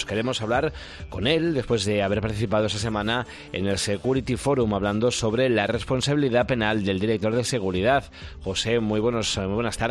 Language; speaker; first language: Spanish; native; Spanish